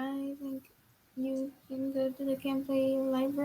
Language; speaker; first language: English; non-native, learner; Vietnamese